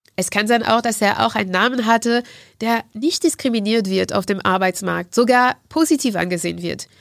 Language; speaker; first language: German; non-native, fluent; French